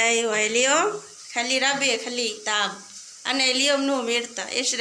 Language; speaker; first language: Arabic; non-native, learner; Bangla